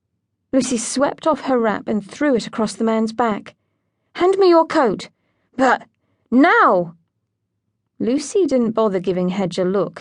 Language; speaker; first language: English; native; English